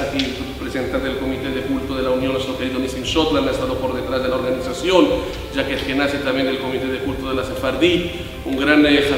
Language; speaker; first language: Spanish; native; Spanish